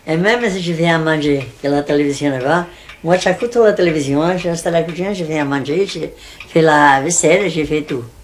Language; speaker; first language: French; non-native, learner; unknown